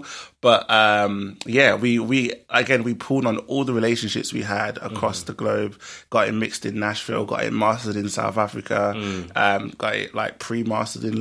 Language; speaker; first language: English; native; English